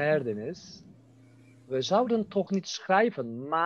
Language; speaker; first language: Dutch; non-native, fluent; Turkish